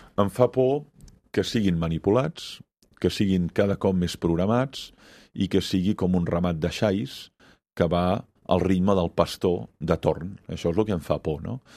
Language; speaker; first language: Catalan; native; Catalan